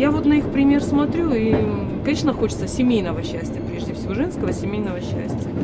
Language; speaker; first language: Russian; native; Russian